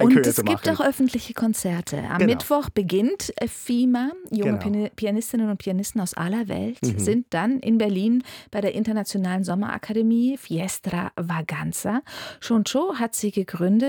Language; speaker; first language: German; native; German